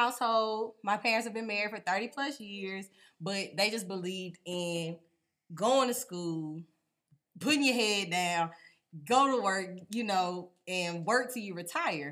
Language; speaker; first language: English; native; English